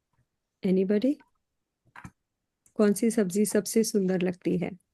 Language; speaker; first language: Hindi; native; Hindi